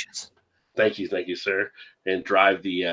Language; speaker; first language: English; native; English